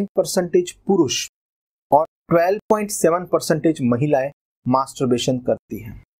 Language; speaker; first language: Hindi; non-native, local second language; Gujarati